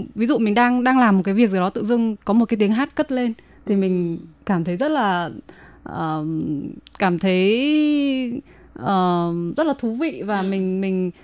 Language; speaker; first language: Vietnamese; native; Vietnamese